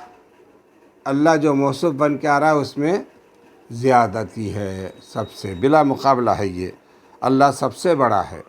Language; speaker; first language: Urdu; native; Urdu